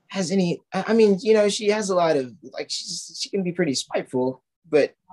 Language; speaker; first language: English; native; English